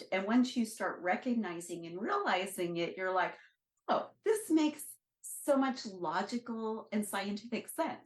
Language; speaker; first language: English; native; English